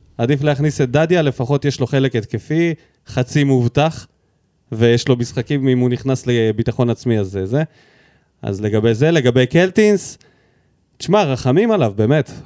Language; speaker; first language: Hebrew; early bilingual, other home language; Russian